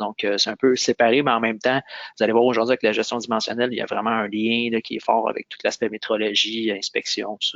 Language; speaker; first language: French; native; French